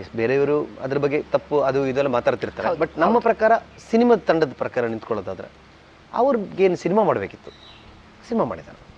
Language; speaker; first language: Kannada; non-native, local second language; Tulu